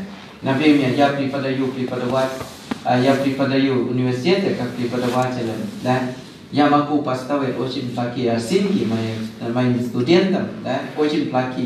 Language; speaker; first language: Russian; non-native, fluent; Thai